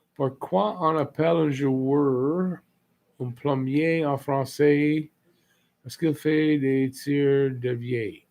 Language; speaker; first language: French; non-native, learner; English